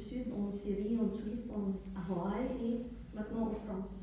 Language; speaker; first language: French; non-native, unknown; Arabic